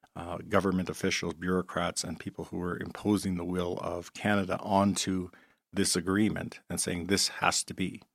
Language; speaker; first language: English; native; English